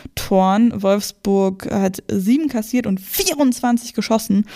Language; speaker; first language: German; native; German